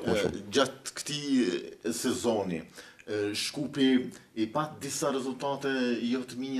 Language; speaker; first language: Albanian; native; Albanian